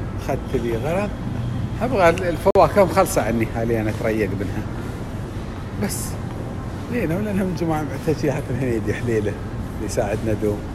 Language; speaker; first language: Arabic; native; Arabic